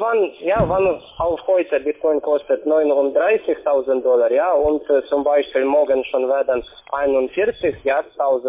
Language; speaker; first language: German; non-native, learner; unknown